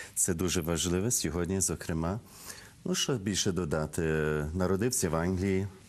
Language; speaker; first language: Ukrainian; early bilingual, heritage; Ukrainian